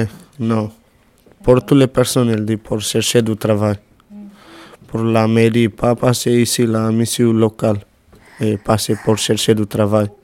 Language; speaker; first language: French; non-native, learner; Romanian